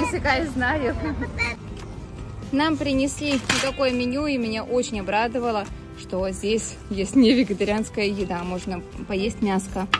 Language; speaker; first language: Russian; native; Russian